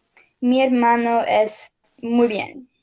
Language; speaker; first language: Spanish; non-native, learner; English